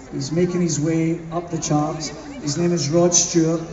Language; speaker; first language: English; native; English